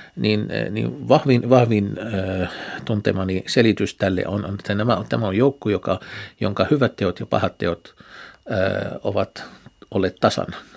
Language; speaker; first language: Finnish; non-native, fluent; Arabic